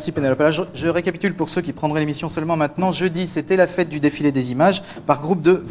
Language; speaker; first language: French; native; French